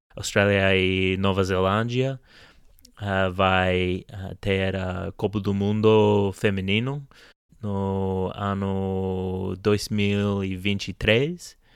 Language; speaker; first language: Portuguese; non-native, learner; English